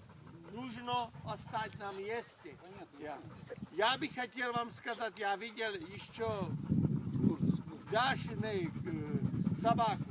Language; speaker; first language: Russian; non-native, learner; Czech